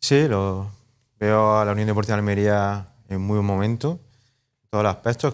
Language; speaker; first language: Spanish; native; Spanish